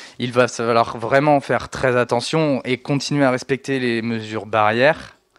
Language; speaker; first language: French; native; French